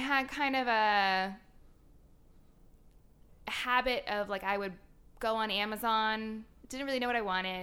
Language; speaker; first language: English; native; English